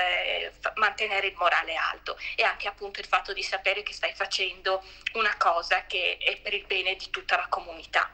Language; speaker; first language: Italian; native; Italian